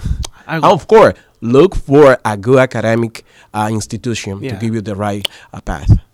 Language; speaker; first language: English; non-native, learner; Spanish